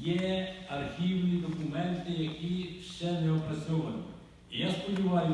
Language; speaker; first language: Ukrainian; native; Ukrainian